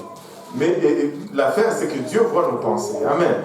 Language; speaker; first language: French; non-native, local second language; Swahili